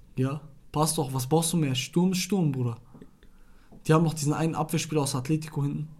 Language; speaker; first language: German; non-native, fluent; Arabic